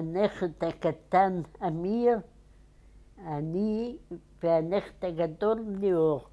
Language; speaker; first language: Hebrew; non-native, fluent; Yiddish